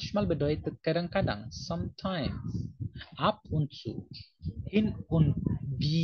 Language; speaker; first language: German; non-native, fluent; Indonesian